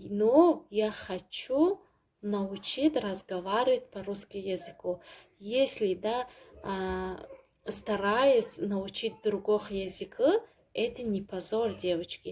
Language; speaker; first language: Russian; non-native, learner; Tajik